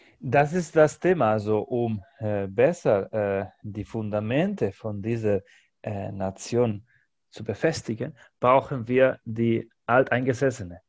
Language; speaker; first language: German; non-native, fluent; Spanish